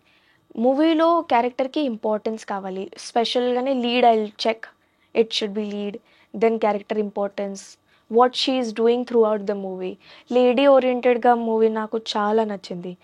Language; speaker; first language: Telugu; non-native, learner; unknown